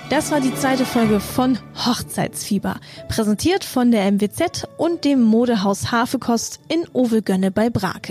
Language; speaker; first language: German; native; German